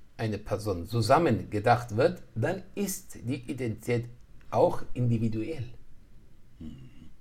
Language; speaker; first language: German; non-native, fluent; Persian